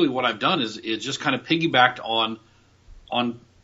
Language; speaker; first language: English; native; English